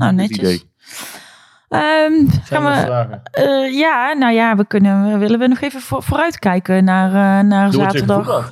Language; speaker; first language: Dutch; native; Dutch